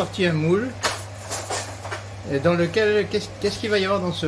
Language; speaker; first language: French; native; French